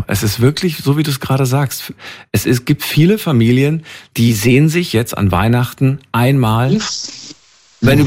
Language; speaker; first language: German; native; German